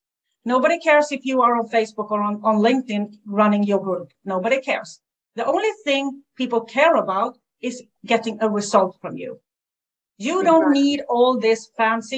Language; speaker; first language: English; non-native, fluent; Swedish